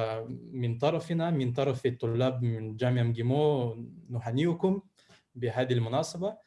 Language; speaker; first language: Arabic; non-native, learner; Russian